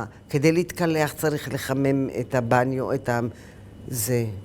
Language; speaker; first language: Hebrew; early bilingual, other home language; Arabic